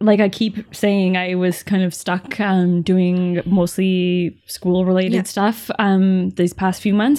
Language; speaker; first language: English; native; English